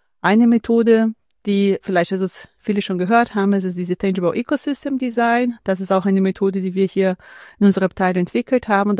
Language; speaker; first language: German; non-native, fluent; Portuguese